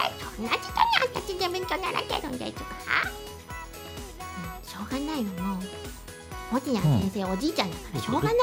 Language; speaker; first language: Japanese; native; Japanese